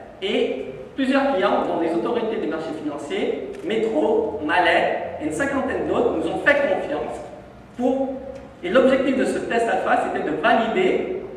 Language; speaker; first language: French; native; French